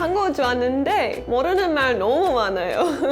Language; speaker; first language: Korean; non-native, learner; English